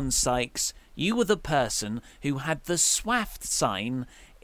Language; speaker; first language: English; native; English